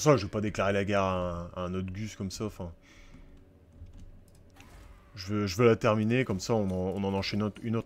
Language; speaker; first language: French; native; French